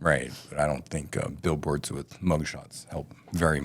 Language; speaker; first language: English; native; English